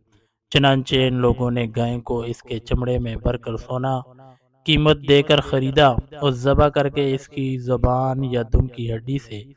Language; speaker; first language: Urdu; native; Urdu